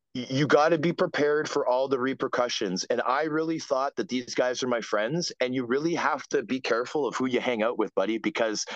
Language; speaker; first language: English; native; English